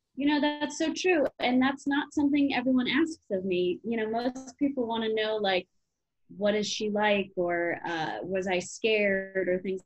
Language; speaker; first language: English; native; English